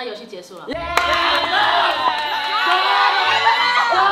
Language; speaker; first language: Chinese; native; Chinese